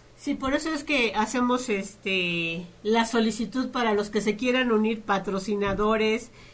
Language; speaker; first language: Spanish; native; Spanish